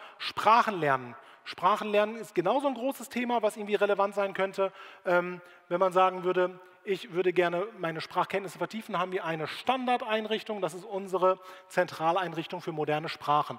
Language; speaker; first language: German; native; German